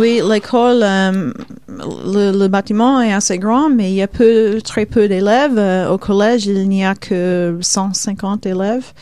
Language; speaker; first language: French; non-native, fluent; Swedish